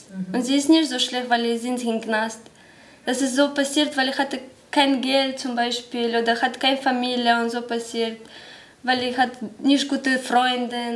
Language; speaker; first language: German; non-native, learner; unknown